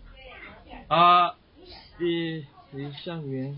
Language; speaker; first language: Chinese; non-native, learner; Korean